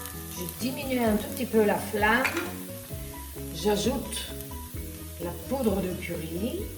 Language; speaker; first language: French; non-native, fluent; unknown